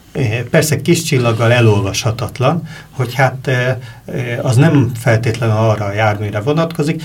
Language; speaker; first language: Hungarian; native; Hungarian